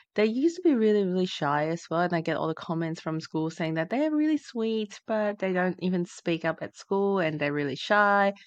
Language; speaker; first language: English; non-native, fluent; Chinese